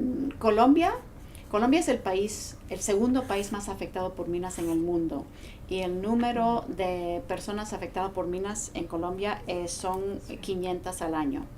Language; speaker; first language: Spanish; non-native, fluent; English